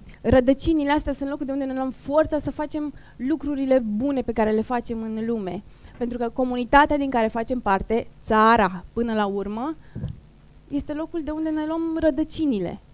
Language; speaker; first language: Romanian; non-native, local second language; Turkish